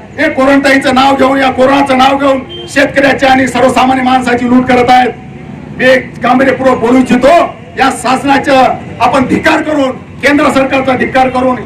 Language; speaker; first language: Marathi; native; Marathi